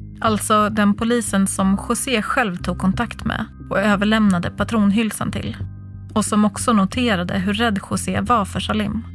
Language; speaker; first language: Swedish; native; Swedish